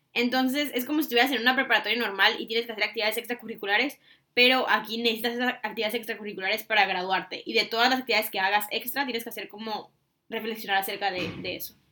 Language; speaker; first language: Spanish; native; Spanish